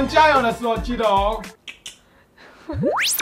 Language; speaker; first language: Chinese; non-native, fluent; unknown